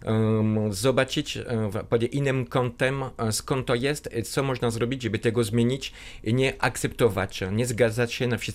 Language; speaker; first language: Polish; non-native, fluent; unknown